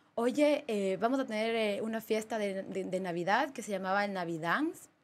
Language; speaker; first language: Spanish; native; Spanish